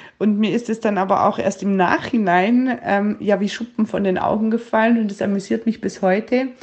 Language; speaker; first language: German; native; German